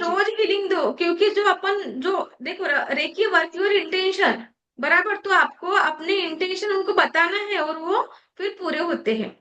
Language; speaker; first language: Hindi; non-native, local second language; Marathi